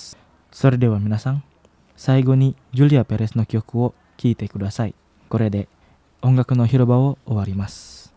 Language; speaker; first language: Japanese; non-native, fluent; Indonesian